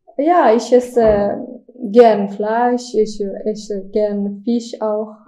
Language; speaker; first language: German; non-native, learner; Georgian